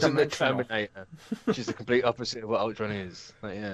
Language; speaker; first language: English; native; English